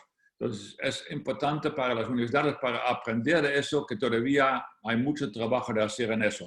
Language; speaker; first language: Spanish; non-native, fluent; Dutch